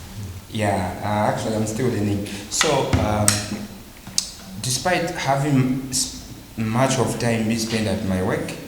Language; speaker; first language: English; non-native, local second language; Bemba